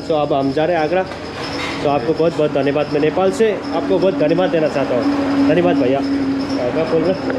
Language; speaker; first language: Hindi; non-native, learner; Nepali